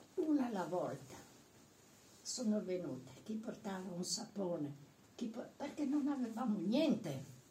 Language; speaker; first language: Italian; native; Italian